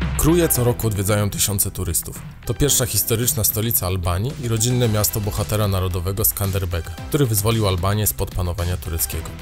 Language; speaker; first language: Polish; native; Polish